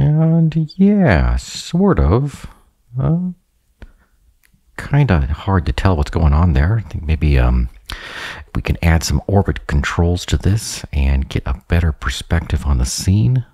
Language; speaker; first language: English; native; English